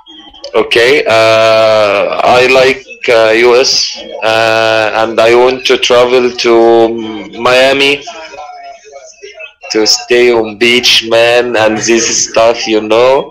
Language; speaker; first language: English; non-native, learner; Arabic